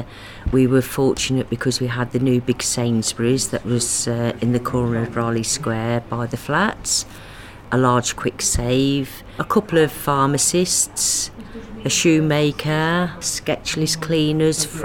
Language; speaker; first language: English; native; English